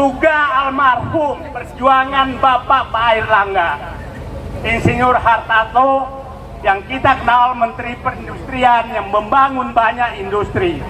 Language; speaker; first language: Indonesian; native; Indonesian